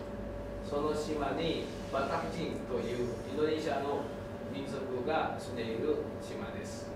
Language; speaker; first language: Japanese; non-native, learner; Indonesian